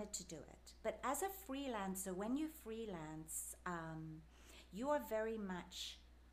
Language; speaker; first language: English; native; English